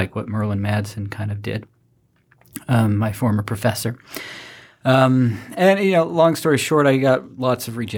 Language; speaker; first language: English; native; English